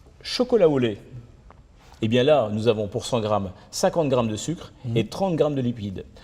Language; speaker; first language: French; native; French